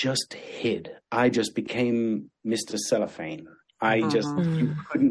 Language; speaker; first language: English; native; English